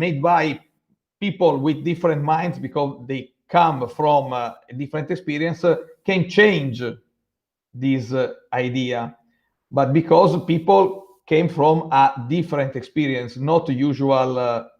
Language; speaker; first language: English; non-native, fluent; Italian